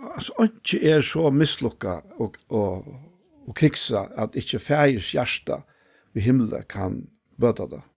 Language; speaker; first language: Danish; non-native, local second language; Faroese